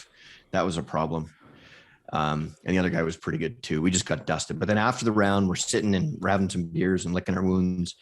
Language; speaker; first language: English; native; English